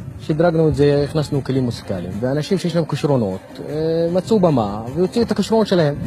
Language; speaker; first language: Hebrew; non-native, local second language; Arabic